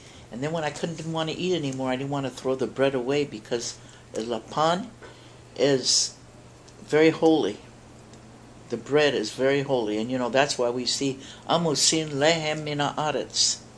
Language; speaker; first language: English; early bilingual, other home language; Spanish